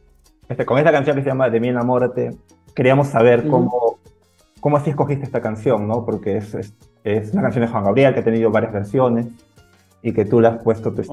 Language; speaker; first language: Spanish; native; Spanish